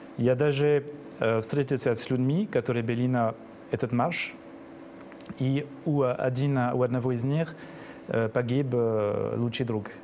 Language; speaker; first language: Russian; non-native, fluent; French